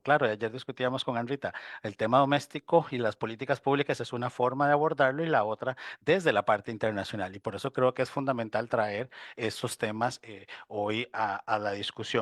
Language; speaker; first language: Spanish; native; Spanish